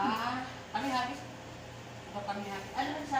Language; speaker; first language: Indonesian; non-native, learner; Filipino